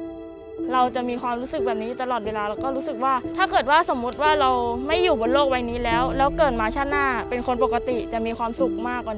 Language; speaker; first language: Thai; native; Thai